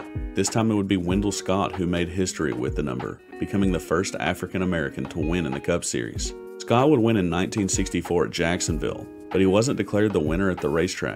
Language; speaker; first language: English; native; English